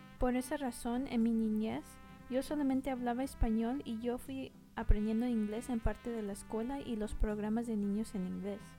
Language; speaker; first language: Spanish; early bilingual, heritage; Spanish